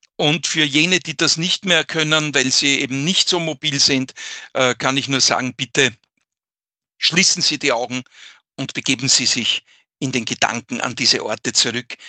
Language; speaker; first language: German; native; German